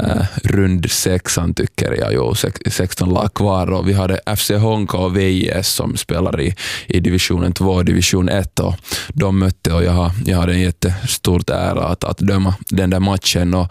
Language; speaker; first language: Swedish; non-native, local second language; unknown